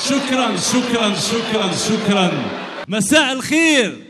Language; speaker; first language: Arabic; native; Arabic